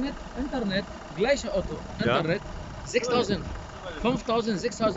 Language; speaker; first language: German; non-native, learner; Polish